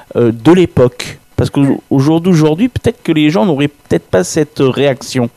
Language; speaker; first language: French; native; French